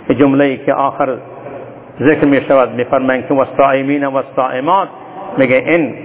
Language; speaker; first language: Persian; non-native, local second language; Turkmen